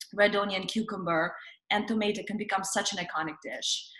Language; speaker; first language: English; non-native, fluent; Russian